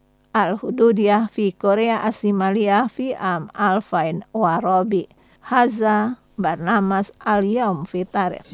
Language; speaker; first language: Arabic; non-native, fluent; Indonesian